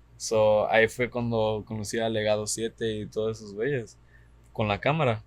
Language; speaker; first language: Spanish; early bilingual, heritage; Spanish